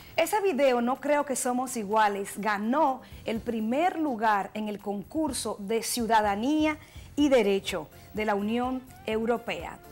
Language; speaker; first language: Spanish; native; Spanish